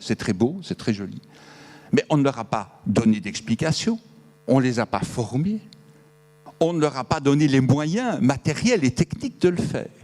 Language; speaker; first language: French; native; French